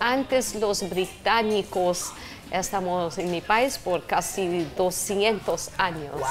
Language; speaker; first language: Spanish; non-native, fluent; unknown